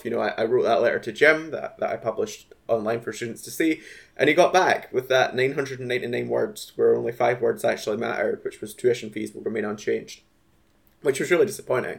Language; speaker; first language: English; native; English